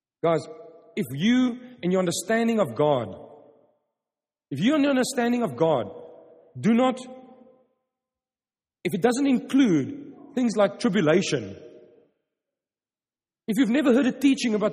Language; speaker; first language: English; non-native, local second language; Afrikaans